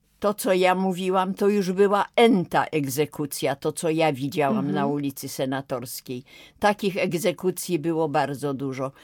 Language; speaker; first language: Polish; native; Polish